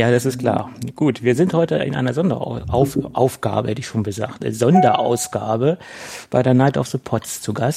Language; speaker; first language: German; native; German